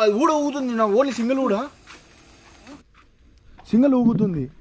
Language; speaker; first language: Telugu; native; Telugu